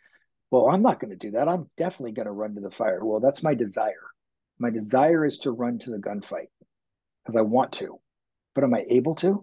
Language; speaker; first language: English; native; English